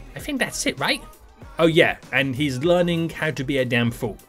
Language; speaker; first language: English; native; English